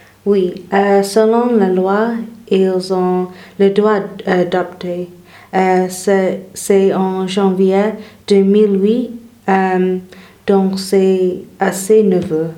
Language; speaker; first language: French; non-native, learner; English